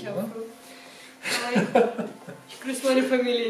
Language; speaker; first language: German; non-native, fluent; Romanian